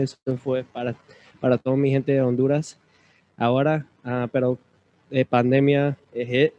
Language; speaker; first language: Spanish; early bilingual, other home language; English